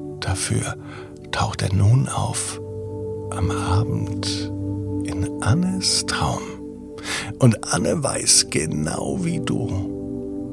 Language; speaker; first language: German; native; German